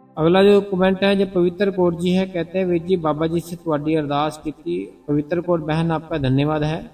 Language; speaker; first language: Hindi; non-native, local second language; Punjabi